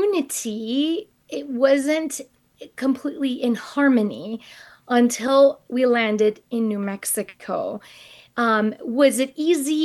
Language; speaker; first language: English; non-native, fluent; Persian